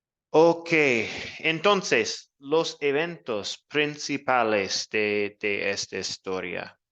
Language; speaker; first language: Spanish; non-native, fluent; English